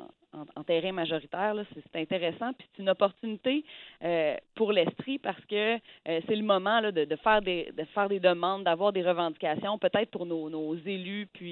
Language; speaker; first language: French; native; French